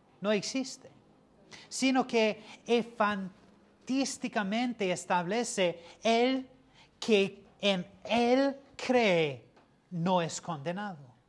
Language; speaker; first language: Spanish; non-native, fluent; English